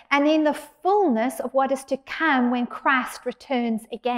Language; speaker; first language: English; native; English